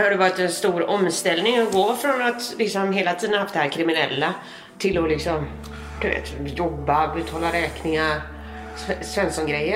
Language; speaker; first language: Swedish; native; Swedish